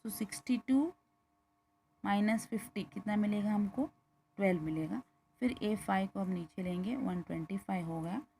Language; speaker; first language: Hindi; non-native, local second language; Kannada